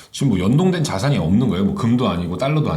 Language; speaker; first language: Korean; native; Korean